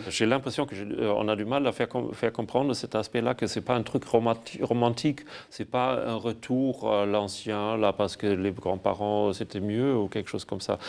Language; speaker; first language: French; non-native, fluent; German